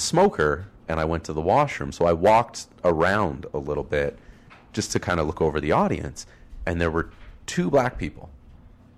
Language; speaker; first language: English; native; English